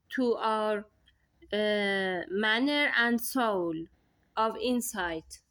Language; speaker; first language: English; non-native, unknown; Persian